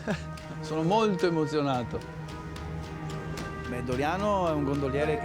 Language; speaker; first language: Italian; native; Italian